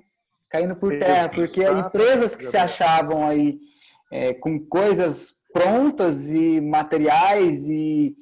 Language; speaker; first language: Portuguese; native; Portuguese